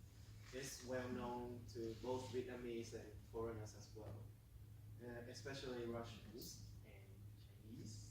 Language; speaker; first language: English; non-native, learner; Vietnamese